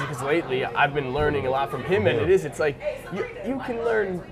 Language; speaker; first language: English; native; English